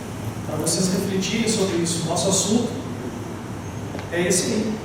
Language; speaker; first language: Portuguese; native; Portuguese